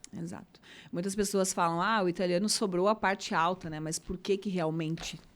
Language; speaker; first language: Portuguese; native; Portuguese